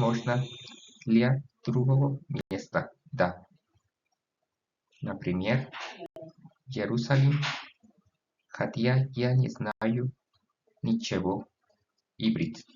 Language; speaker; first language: Russian; non-native, learner; Spanish